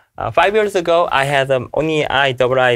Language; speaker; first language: English; non-native, learner; Korean